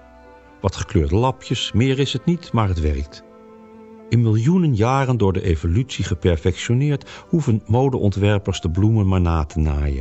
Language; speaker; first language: Dutch; native; Dutch